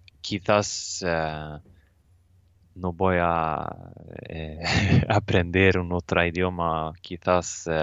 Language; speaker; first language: Spanish; non-native, learner; Swedish